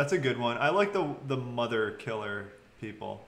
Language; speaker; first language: English; native; English